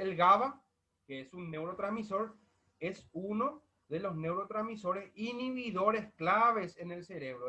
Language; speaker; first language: Spanish; native; Spanish